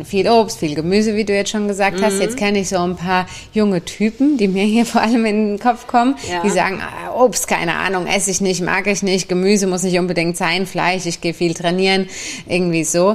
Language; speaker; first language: German; native; German